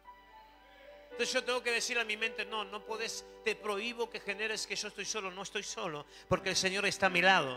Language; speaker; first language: Spanish; native; Spanish